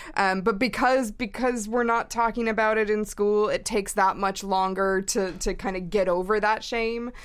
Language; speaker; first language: English; native; English